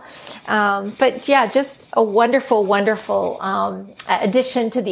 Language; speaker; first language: English; native; English